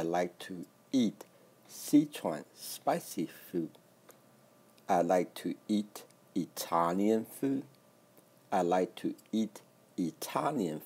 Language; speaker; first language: English; non-native, fluent; Chinese